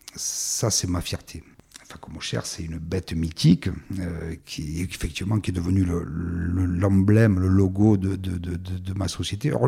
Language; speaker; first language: French; native; French